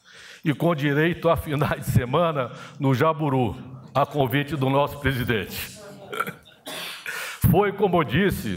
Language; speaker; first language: Portuguese; native; Portuguese